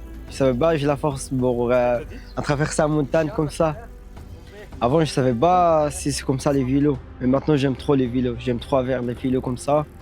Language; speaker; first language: French; non-native, learner; Arabic